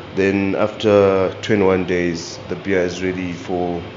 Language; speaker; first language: English; non-native, local second language; Shona